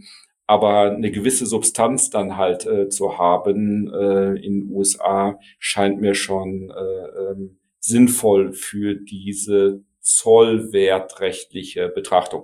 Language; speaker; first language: German; native; German